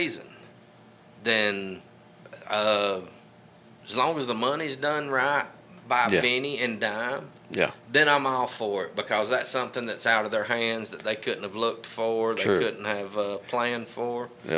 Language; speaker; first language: English; native; English